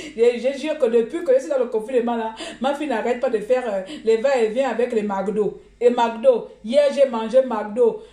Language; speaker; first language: French; native; French